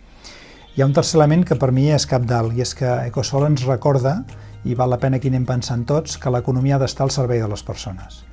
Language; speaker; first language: Catalan; native; Catalan